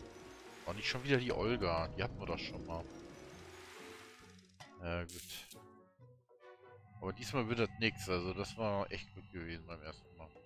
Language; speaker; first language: German; native; German